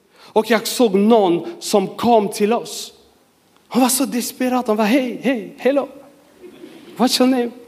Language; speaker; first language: Swedish; non-native, fluent; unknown